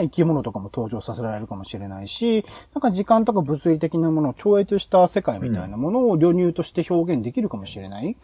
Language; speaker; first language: Japanese; native; Japanese